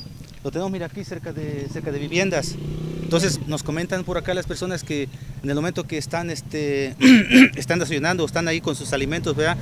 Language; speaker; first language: Spanish; native; Spanish